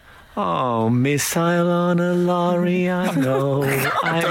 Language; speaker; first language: English; native; English